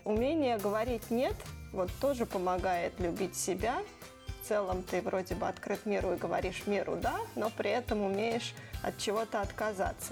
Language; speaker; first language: Russian; native; Russian